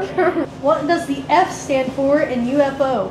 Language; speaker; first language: English; native; English